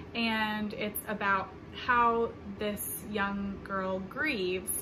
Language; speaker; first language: English; native; English